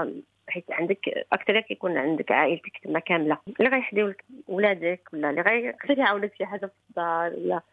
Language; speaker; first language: Arabic; early bilingual, heritage; Arabic